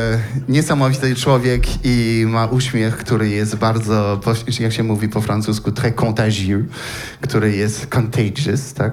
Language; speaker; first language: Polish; non-native, learner; French